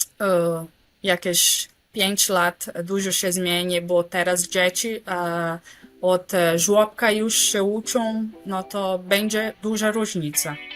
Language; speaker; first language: Polish; non-native, local second language; Portuguese